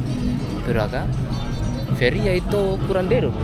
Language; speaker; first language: Spanish; non-native, fluent; Indonesian